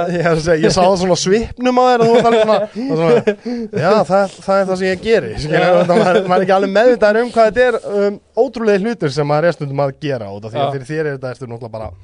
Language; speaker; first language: Icelandic; native; Icelandic